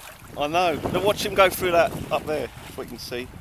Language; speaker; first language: English; native; English